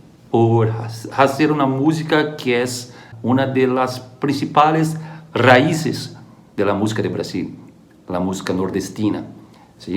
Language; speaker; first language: Spanish; non-native, fluent; Portuguese